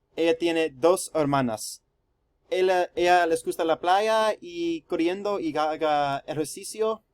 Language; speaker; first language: Spanish; non-native, learner; English